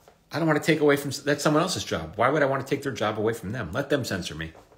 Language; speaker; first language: English; native; English